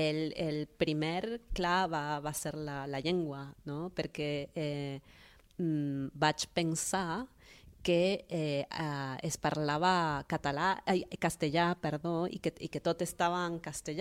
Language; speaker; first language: Catalan; non-native, fluent; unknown